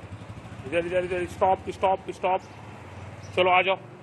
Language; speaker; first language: Hindi; native; Hindi